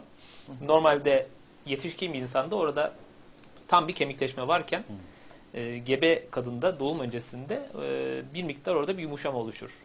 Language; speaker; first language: Turkish; native; Turkish